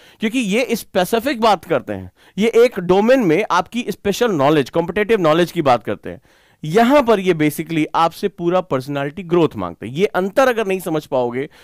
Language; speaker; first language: Hindi; native; Hindi